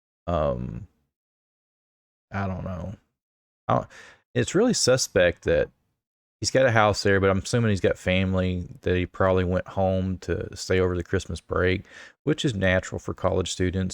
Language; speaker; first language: English; native; English